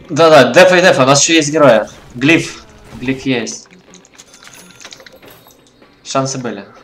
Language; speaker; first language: Russian; native; Russian